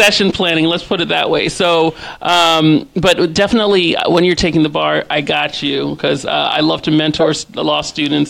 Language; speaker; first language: English; native; English